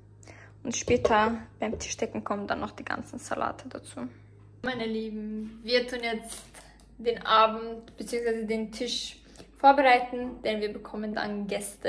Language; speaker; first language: German; early bilingual, other home language; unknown